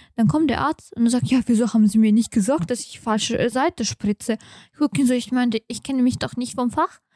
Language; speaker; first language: German; non-native, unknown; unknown